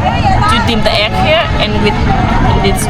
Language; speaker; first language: English; non-native, learner; Vietnamese